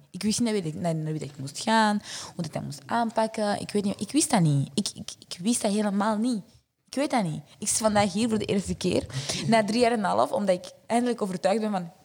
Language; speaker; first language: Dutch; early bilingual, other home language; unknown